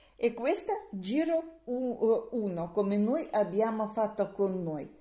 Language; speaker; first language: Italian; non-native, learner; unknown